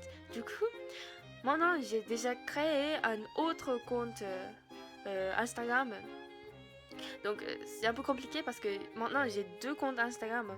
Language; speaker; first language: French; non-native, learner; Japanese